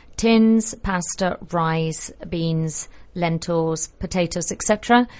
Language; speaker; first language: English; native; English